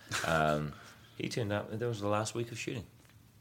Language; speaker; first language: English; native; English